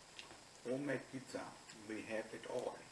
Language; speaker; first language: English; non-native, fluent; German